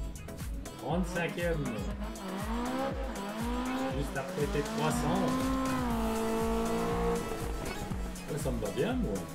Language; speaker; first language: French; native; French